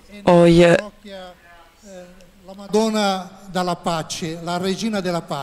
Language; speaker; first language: Italian; non-native, learner; Portuguese